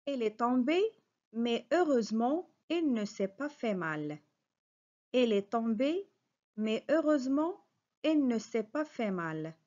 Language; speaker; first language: French; non-native, local second language; Arabic